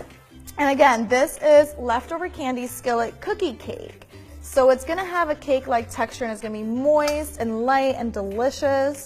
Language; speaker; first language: English; native; English